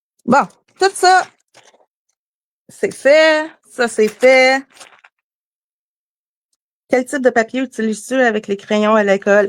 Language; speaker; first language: French; native; French